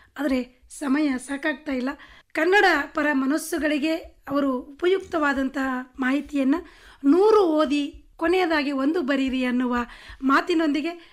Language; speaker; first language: Kannada; native; Kannada